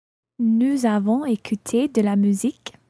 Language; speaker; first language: French; non-native, learner; English